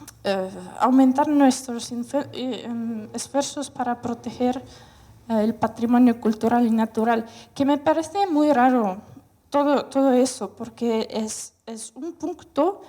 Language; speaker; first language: Spanish; non-native, fluent; Russian